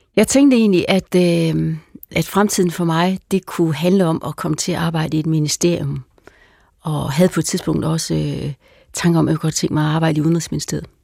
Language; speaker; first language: Danish; native; Danish